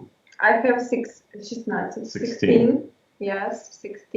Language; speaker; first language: English; non-native, learner; Ukrainian